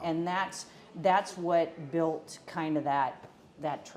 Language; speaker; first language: English; native; English